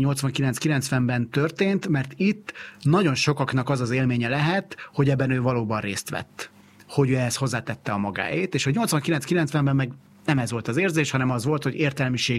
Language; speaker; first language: Hungarian; native; Hungarian